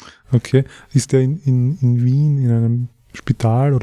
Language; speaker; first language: German; native; German